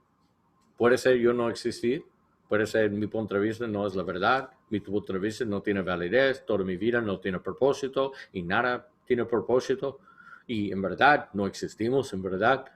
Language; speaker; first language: Spanish; non-native, learner; English